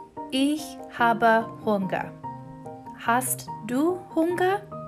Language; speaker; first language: German; non-native, fluent; English